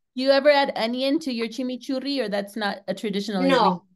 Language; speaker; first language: English; native; English